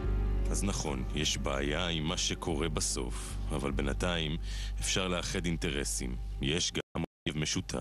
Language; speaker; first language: Hebrew; native; Hebrew